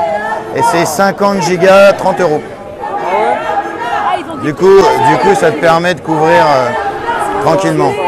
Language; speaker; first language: French; native; French